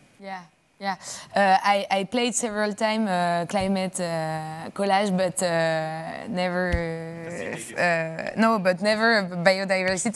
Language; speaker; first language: English; non-native, fluent; French